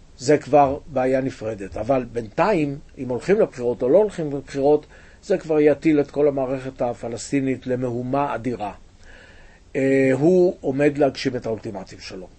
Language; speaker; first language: Hebrew; native; Hebrew